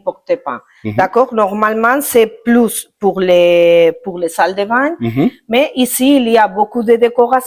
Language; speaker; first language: French; non-native, learner; Spanish